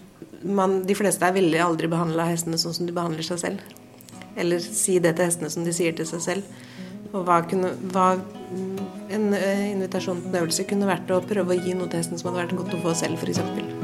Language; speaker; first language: Norwegian; native; Norwegian